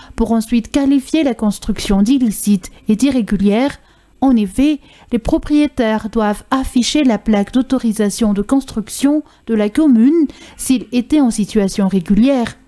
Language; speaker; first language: French; non-native, local second language; Malagasy